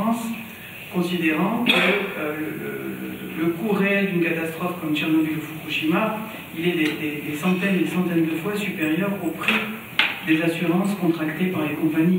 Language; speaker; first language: French; native; French